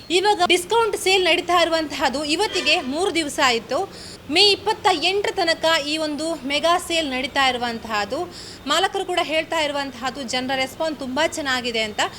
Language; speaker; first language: Kannada; native; Kannada